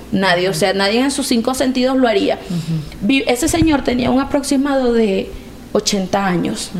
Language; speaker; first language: Spanish; native; Spanish